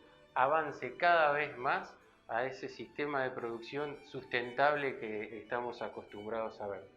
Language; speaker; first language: Spanish; native; Spanish